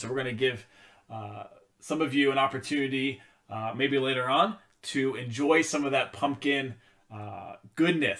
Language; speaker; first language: English; native; English